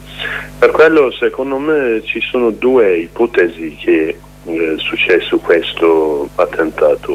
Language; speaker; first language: Italian; non-native, learner; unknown